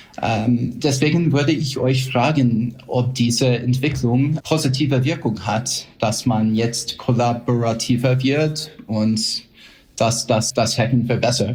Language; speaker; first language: German; non-native, fluent; English